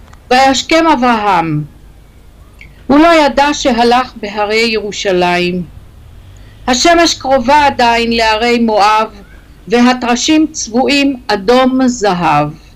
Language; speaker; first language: Hebrew; native; Hebrew